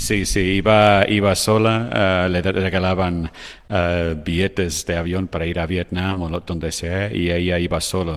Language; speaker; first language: Spanish; non-native, fluent; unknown